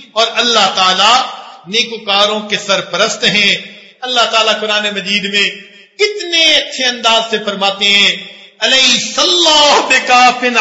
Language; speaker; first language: Urdu; non-native, local second language; Punjabi